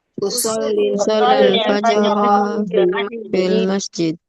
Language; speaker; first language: Arabic; non-native, learner; Indonesian